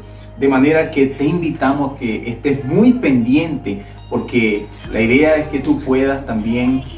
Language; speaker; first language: Spanish; native; Spanish